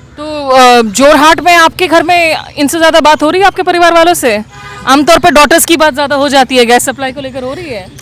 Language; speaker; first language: Hindi; native; Hindi